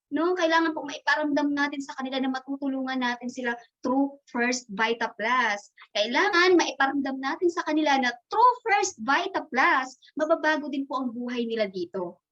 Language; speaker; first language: Filipino; non-native, local second language; Masbatenyo